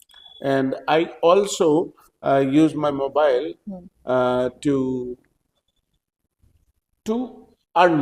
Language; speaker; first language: English; non-native, local second language; Hindi